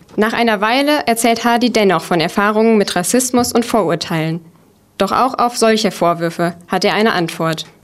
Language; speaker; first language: German; native; German